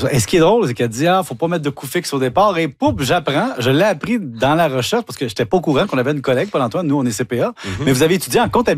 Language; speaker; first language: French; native; French